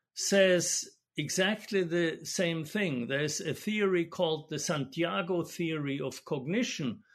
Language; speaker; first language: English; non-native, fluent; German